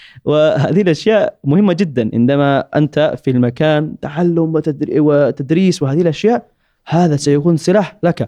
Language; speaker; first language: Arabic; non-native, learner; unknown